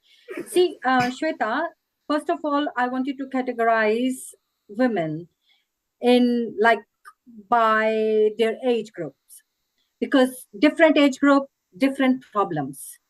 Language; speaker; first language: English; non-native, local second language; Hindi